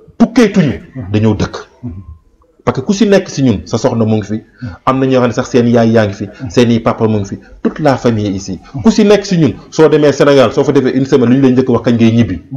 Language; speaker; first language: Wolof; non-native, local second language; Fula